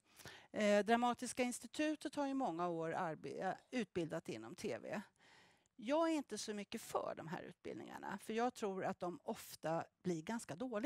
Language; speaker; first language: Swedish; native; Swedish